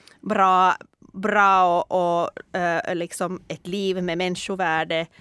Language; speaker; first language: Swedish; non-native, local second language; Finnish